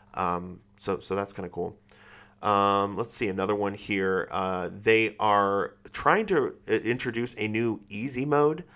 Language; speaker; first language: English; native; English